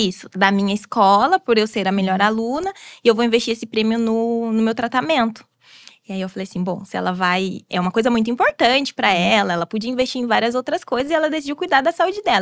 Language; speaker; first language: Portuguese; native; Portuguese